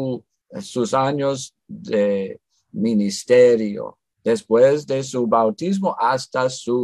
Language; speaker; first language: Spanish; non-native, fluent; English